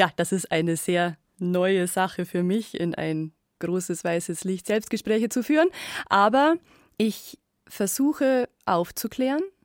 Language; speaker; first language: German; native; German